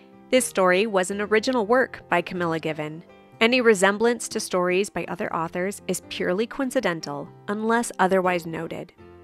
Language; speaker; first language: English; native; English